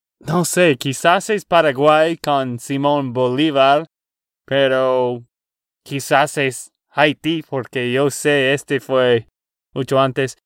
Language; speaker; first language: Spanish; non-native, learner; English